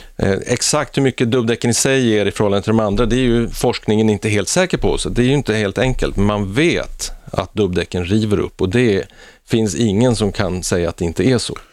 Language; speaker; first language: Swedish; native; Swedish